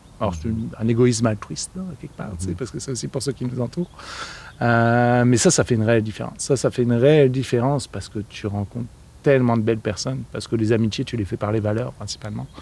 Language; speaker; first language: French; native; French